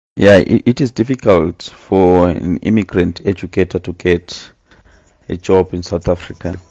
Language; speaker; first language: English; non-native, local second language; Shona